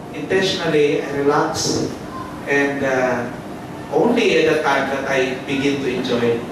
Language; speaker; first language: English; non-native, local second language; Filipino